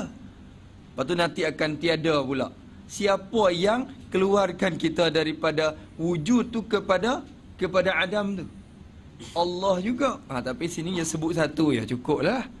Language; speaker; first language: Malay; native; Malay